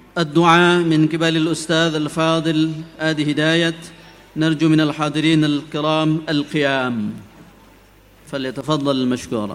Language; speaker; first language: Arabic; non-native, fluent; Indonesian